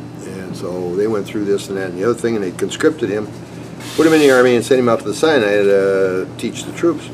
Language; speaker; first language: English; native; English